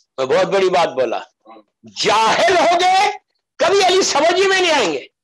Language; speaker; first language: Urdu; native; Urdu